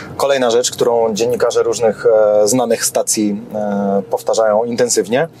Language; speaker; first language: Polish; native; Polish